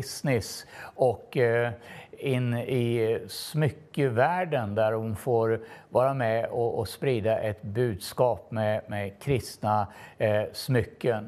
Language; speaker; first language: Swedish; native; Swedish